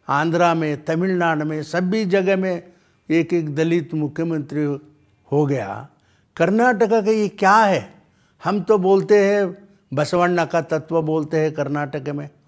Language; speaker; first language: Hindi; non-native, local second language; Kannada